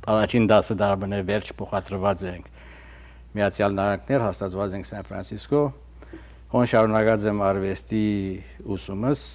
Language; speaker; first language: Armenian; early bilingual, heritage; Armenian